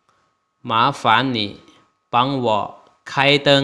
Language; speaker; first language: Chinese; non-native, fluent; Lao